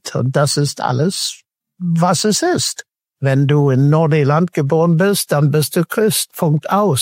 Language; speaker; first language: German; non-native, fluent; English